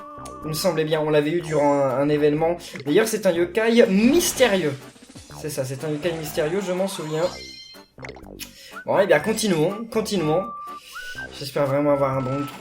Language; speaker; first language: French; native; French